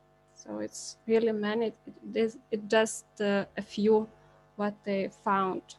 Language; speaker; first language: English; non-native, learner; Lithuanian